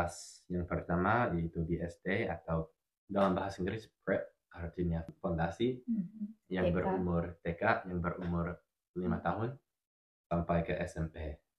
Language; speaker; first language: Indonesian; non-native, fluent; English